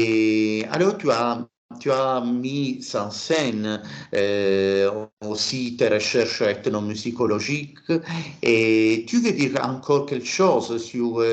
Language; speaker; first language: French; non-native, learner; Italian